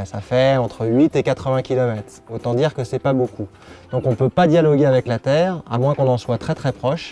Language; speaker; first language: French; native; French